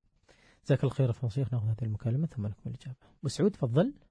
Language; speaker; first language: Arabic; native; Arabic